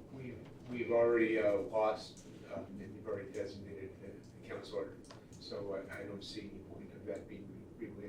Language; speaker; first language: English; native; English